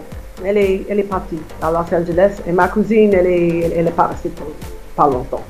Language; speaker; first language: French; non-native, fluent; English